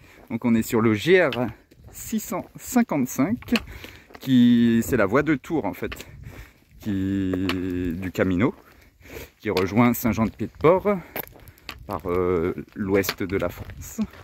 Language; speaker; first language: French; native; French